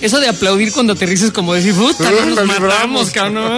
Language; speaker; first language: Spanish; native; Spanish